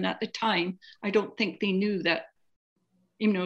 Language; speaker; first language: English; native; English